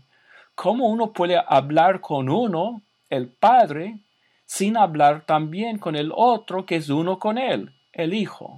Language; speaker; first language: Spanish; non-native, fluent; English